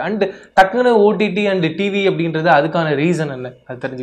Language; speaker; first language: Tamil; native; Tamil